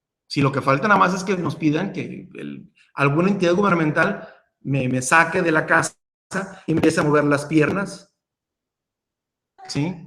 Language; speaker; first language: Spanish; native; Spanish